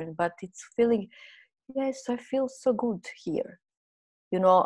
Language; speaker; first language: English; non-native, fluent; Croatian